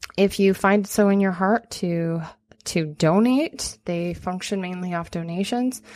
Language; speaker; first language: English; native; English